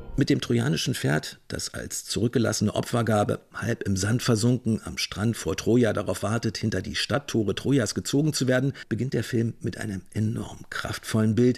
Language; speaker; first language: German; native; German